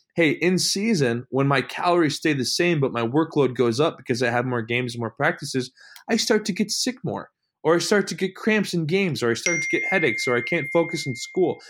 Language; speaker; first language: English; native; English